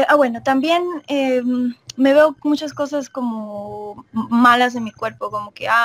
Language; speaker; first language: Spanish; native; Spanish